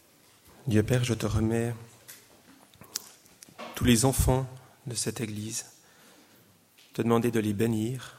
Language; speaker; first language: French; native; French